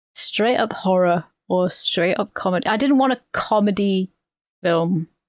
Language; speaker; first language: English; native; English